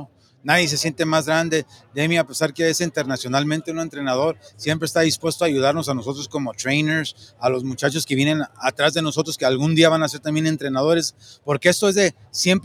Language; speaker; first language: Spanish; native; Spanish